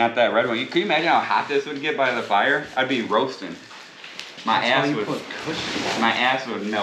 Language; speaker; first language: English; native; English